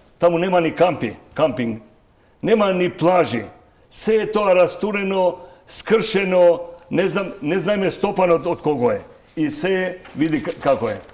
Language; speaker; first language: Macedonian; non-native, local second language; Albanian